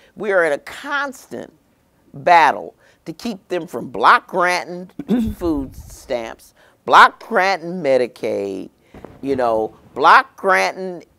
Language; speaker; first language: English; native; English